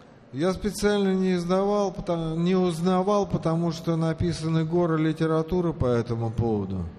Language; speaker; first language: Russian; native; Russian